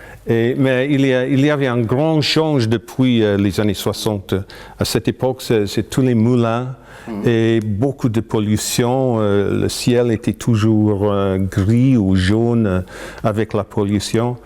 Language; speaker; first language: French; non-native, fluent; English